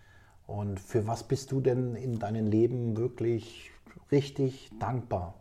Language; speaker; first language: German; native; German